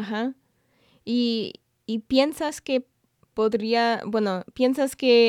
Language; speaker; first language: Spanish; non-native, fluent; English